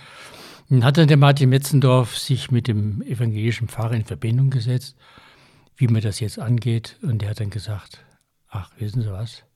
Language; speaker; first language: German; native; German